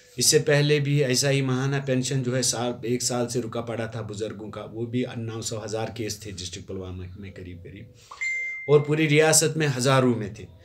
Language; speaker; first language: Hindi; non-native, local second language; Kashmiri